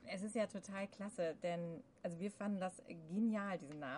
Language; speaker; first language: German; native; German